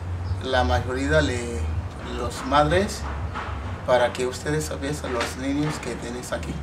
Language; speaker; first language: Spanish; non-native, learner; Haitian Creole